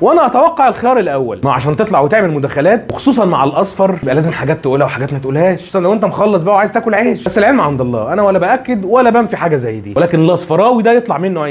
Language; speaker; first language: Arabic; native; Arabic